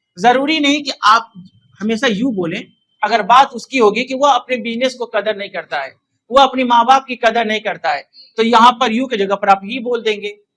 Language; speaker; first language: Hindi; native; Hindi